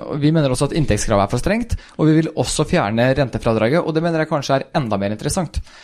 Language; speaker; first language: Norwegian; early bilingual, other home language; Swedish